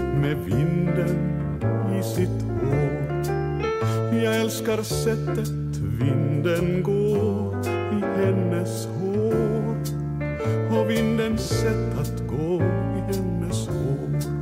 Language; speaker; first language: Swedish; non-native, fluent; Icelandic